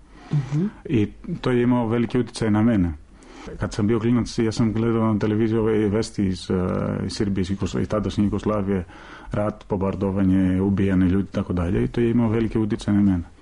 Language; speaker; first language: Serbian; non-native, fluent; Greek